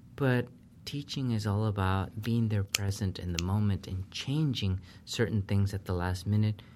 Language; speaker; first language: English; non-native, fluent; Spanish